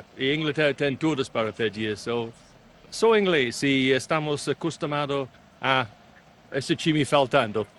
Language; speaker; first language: Portuguese; non-native, learner; English